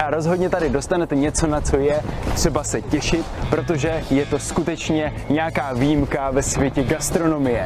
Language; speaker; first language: Czech; native; Czech